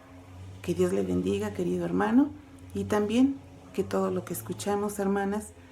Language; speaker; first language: Spanish; native; Spanish